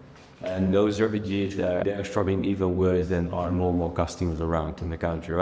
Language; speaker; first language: English; non-native, fluent; Dutch